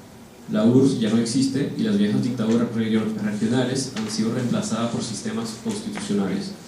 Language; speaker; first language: Spanish; non-native, fluent; French